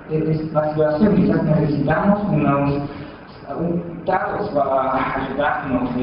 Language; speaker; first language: Spanish; non-native, fluent; Chinese